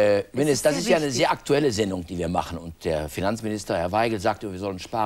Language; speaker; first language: German; native; German